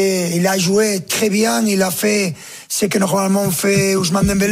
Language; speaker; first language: French; non-native, fluent; Spanish